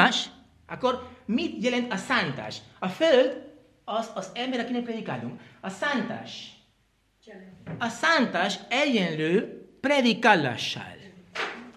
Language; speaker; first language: Hungarian; non-native, learner; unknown